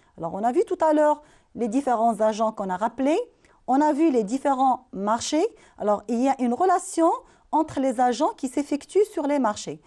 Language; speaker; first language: French; non-native, local second language; Arabic